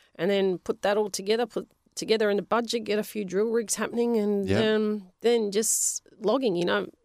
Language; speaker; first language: English; non-native, local second language; Polish